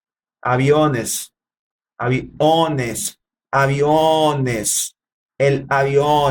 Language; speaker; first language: Spanish; non-native, learner; Portuguese